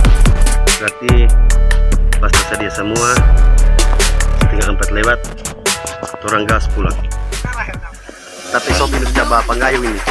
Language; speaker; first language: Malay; non-native, local second language; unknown